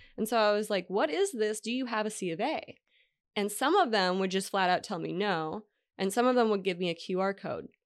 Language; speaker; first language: English; native; English